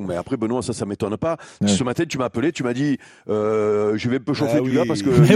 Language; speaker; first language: French; native; French